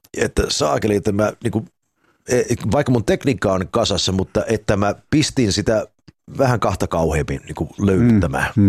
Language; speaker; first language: Finnish; early bilingual, heritage; Finnish